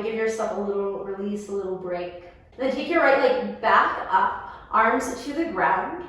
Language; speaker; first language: English; native; English